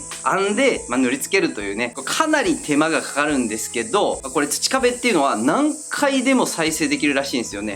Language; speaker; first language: Japanese; native; Japanese